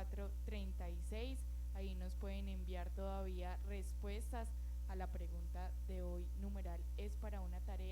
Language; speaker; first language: Spanish; native; Spanish